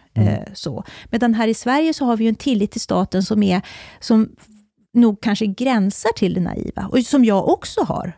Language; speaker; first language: Swedish; native; Swedish